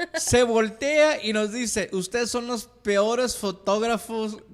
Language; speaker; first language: Spanish; early bilingual, heritage; Spanish